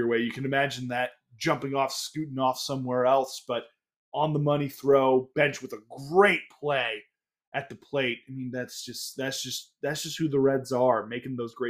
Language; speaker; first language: English; native; English